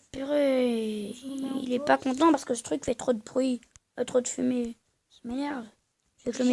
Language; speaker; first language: French; native; French